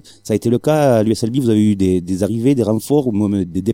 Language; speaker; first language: French; native; French